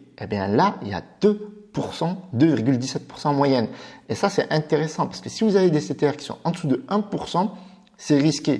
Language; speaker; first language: French; native; French